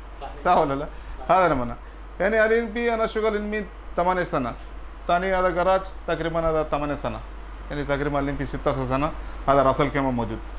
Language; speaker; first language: Arabic; non-native, learner; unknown